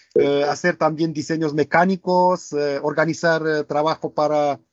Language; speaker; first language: Spanish; non-native, fluent; Romanian